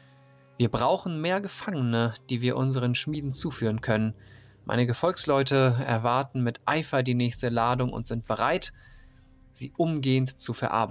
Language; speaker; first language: German; native; German